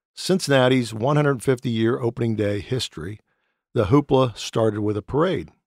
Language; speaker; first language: English; native; English